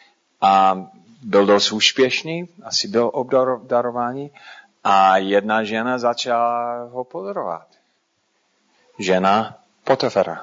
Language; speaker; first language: Czech; non-native, fluent; English